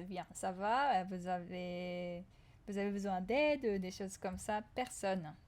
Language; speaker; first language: French; non-native, fluent; Japanese